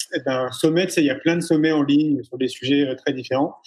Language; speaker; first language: French; native; French